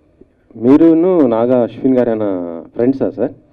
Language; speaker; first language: Telugu; native; Telugu